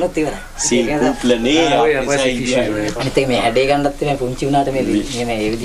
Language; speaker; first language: French; non-native, fluent; Sinhala